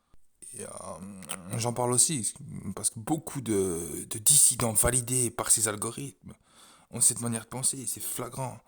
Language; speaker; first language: French; native; French